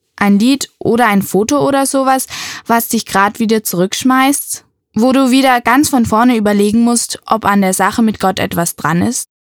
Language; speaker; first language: German; native; German